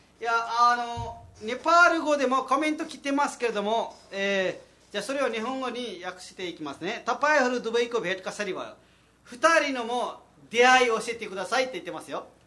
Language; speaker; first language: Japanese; non-native, fluent; Nepali